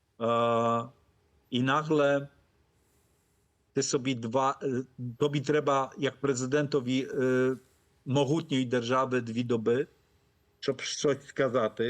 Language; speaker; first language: Polish; non-native, fluent; Ukrainian